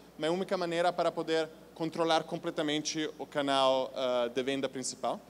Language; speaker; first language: Portuguese; non-native, fluent; Italian